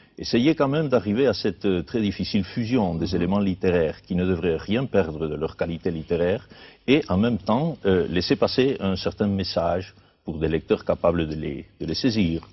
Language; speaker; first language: French; non-native, fluent; Spanish